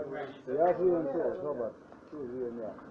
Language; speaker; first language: Polish; non-native, learner; Slovenian